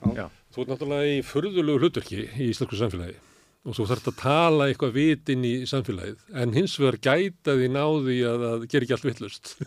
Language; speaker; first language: Icelandic; native; Icelandic